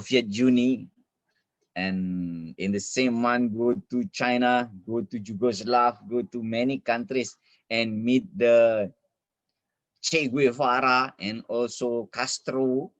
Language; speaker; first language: English; non-native, fluent; Indonesian